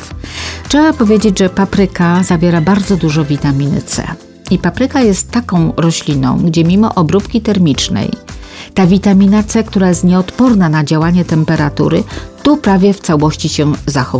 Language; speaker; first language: Polish; native; Polish